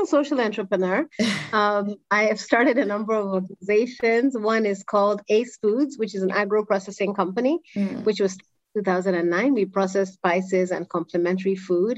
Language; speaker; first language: English; non-native, local second language; Igbo